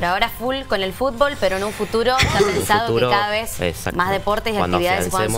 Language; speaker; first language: Spanish; native; Spanish